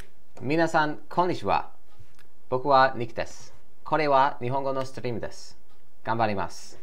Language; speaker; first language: Japanese; non-native, learner; English